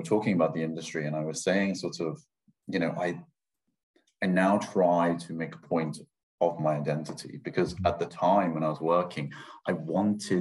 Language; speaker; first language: English; non-native, local second language; Thai